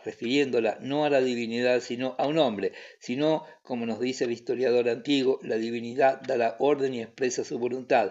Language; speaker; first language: Spanish; native; Spanish